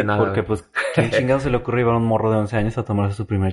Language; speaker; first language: Spanish; native; Spanish